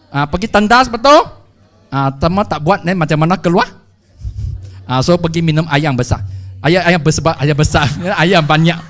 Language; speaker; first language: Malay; non-native, local second language; Chinese